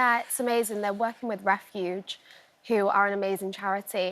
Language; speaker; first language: English; native; English